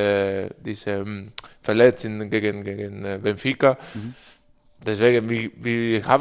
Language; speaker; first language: German; non-native, learner; Spanish